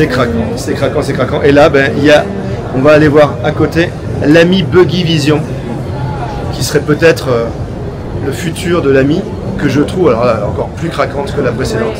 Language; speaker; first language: French; native; French